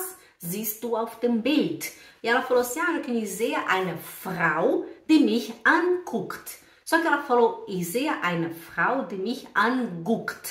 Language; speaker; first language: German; non-native, fluent; Portuguese